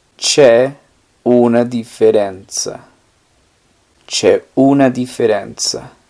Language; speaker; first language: Italian; non-native, fluent; Spanish